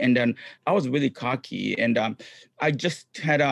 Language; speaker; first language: English; non-native, fluent; Japanese